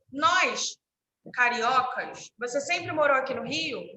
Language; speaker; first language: Portuguese; native; Portuguese